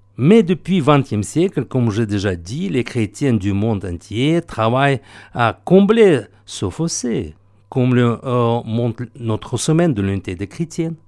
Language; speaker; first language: French; non-native, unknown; Russian